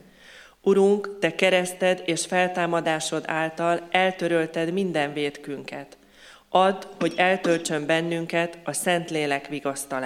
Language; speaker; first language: Hungarian; native; Hungarian